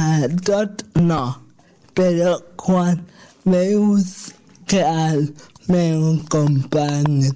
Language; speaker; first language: Catalan; non-native, local second language; Spanish